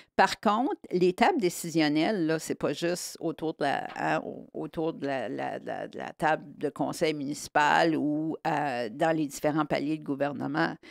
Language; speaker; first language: French; native; French